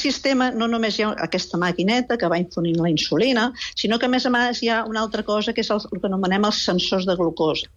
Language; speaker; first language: Catalan; native; Catalan